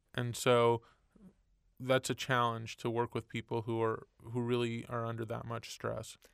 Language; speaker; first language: English; native; English